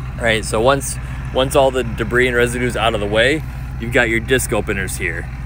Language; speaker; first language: English; native; English